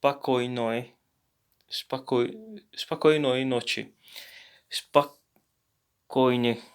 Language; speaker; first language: Russian; non-native, learner; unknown